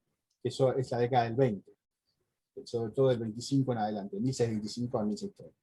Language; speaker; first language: Spanish; native; Spanish